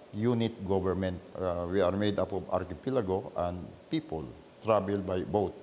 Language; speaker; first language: English; non-native, local second language; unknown